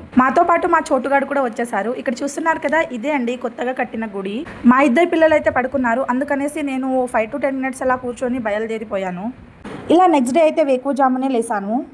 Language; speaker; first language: Telugu; non-native, local second language; Lambadi